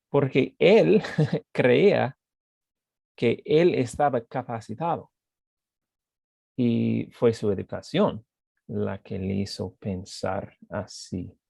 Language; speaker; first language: Spanish; non-native, fluent; English